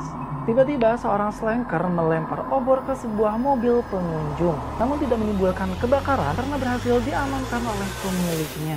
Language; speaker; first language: Indonesian; native; Indonesian